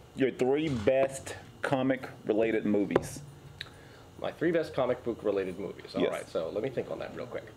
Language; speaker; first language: English; native; English